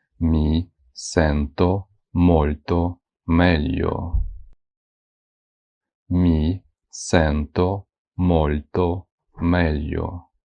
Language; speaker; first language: Italian; non-native, fluent; Ukrainian